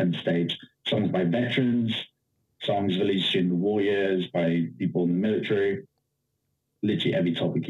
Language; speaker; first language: English; native; English